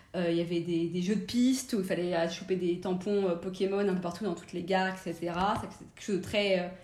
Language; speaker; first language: French; native; French